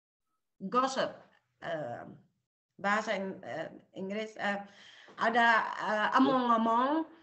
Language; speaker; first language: Indonesian; non-native, local second language; Javanese